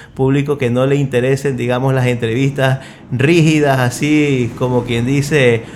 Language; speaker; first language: Spanish; native; Spanish